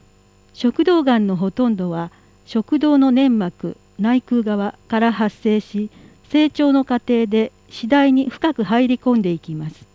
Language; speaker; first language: Japanese; native; Japanese